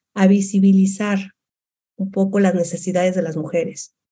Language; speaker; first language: Spanish; native; Spanish